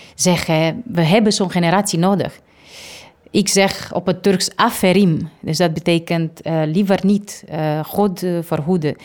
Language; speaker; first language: Dutch; non-native, fluent; Romanian